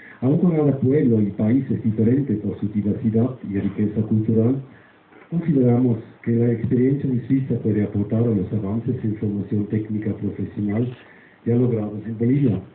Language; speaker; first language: Spanish; non-native, fluent; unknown